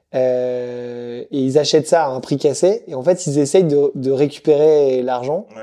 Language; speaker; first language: French; native; French